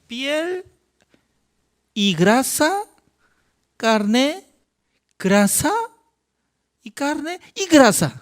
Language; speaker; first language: Spanish; non-native, fluent; Korean